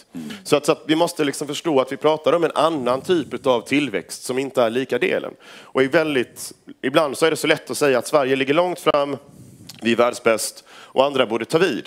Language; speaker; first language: Swedish; native; Swedish